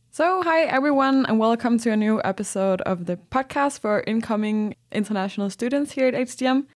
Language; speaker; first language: English; non-native, fluent; Danish